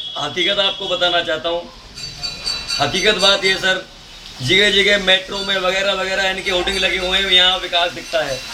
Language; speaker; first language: Hindi; native; Hindi